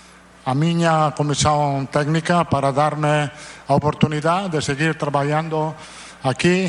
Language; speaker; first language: Portuguese; non-native, learner; Italian